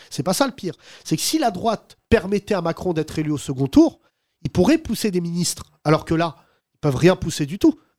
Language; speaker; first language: French; early bilingual, other home language; Arabic